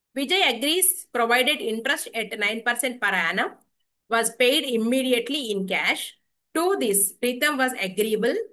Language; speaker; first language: English; non-native, local second language; Telugu